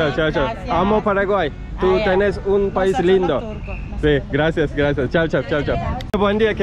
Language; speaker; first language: Spanish; non-native, learner; Turkish